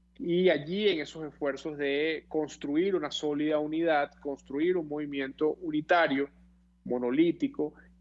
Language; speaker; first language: Spanish; native; Spanish